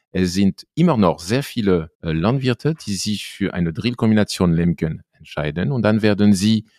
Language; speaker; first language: German; non-native, fluent; French